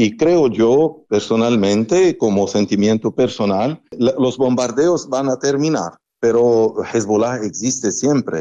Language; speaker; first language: Spanish; non-native, fluent; Arabic